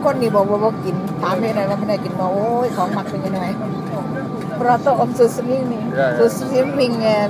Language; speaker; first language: Swedish; non-native, learner; Thai